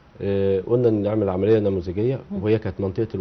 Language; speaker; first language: Arabic; native; Arabic